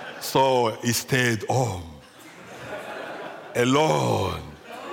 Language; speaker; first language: English; non-native, fluent; French